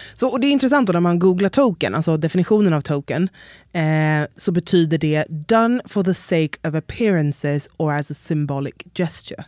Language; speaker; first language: Swedish; native; Swedish